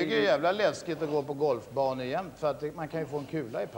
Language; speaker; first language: Swedish; native; Swedish